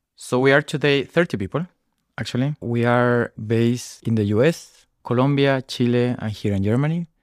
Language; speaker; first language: English; non-native, fluent; Spanish